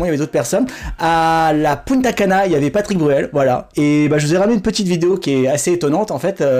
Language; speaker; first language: French; native; French